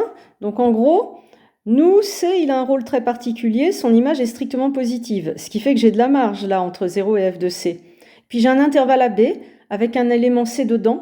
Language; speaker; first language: French; native; French